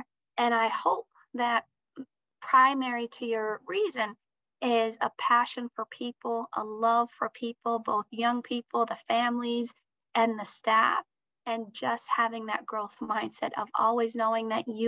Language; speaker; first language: English; early bilingual, other home language; Somali